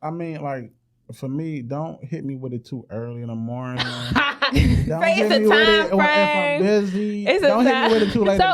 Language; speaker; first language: English; native; English